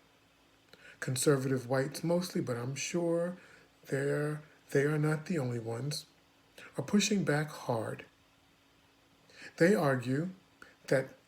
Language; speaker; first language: English; native; English